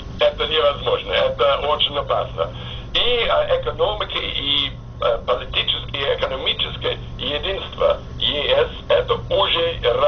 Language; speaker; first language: Russian; non-native, fluent; English